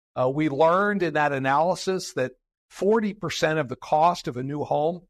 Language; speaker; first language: English; native; English